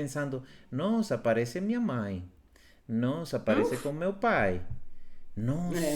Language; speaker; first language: Portuguese; non-native, fluent; Spanish